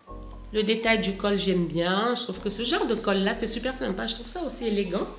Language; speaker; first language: French; native; French